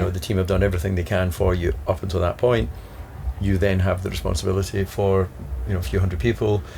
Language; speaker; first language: English; native; English